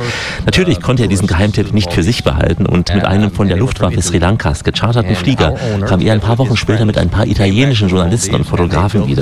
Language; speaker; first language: German; native; German